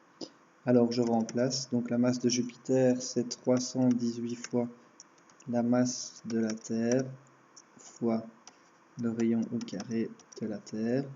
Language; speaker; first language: French; native; French